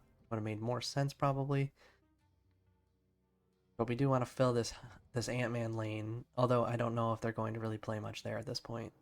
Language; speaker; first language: English; native; English